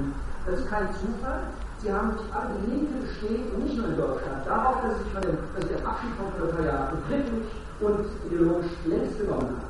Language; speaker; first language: German; native; German